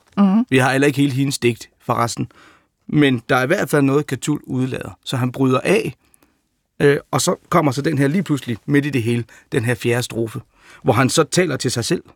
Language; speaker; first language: Danish; native; Danish